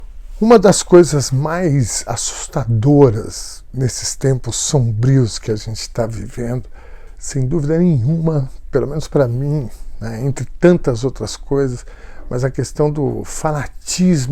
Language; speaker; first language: Portuguese; native; Portuguese